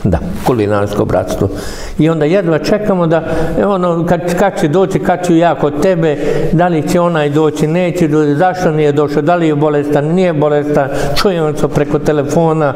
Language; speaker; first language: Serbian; non-native, local second language; Hungarian